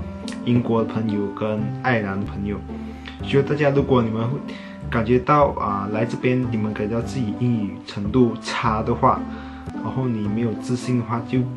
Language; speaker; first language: Chinese; early bilingual, heritage; Chinese